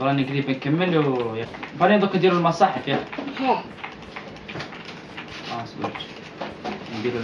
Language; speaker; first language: Arabic; native; Arabic